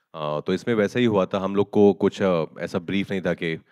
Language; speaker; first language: Hindi; native; Hindi